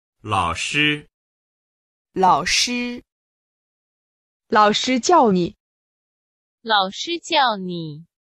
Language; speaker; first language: Chinese; non-native, learner; Urdu